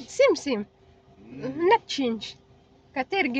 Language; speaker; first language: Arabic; non-native, learner; Filipino